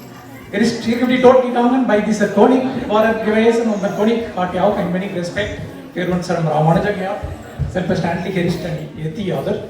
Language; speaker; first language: German; non-native, learner; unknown